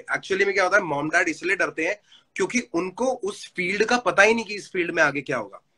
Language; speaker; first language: Hindi; native; Hindi